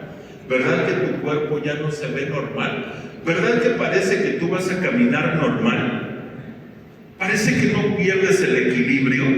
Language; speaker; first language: Spanish; native; Spanish